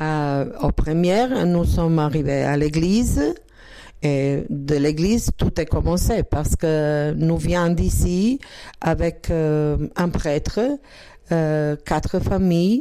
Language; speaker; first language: French; non-native, learner; Croatian